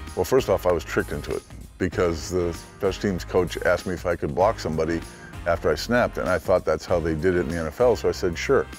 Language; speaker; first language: English; native; English